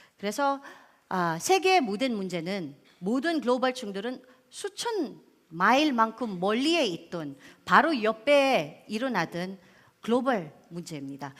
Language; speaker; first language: Korean; non-native, fluent; Filipino